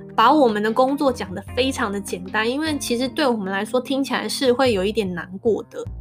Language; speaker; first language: Chinese; non-native, local second language; Min Nan Chinese